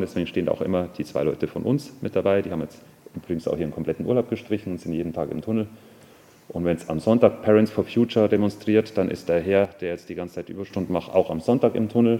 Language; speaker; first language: German; native; German